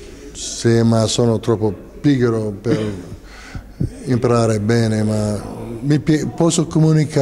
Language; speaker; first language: Italian; non-native, learner; English